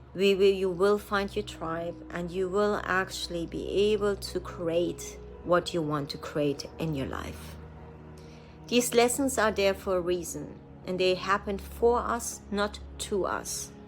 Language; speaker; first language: English; non-native, fluent; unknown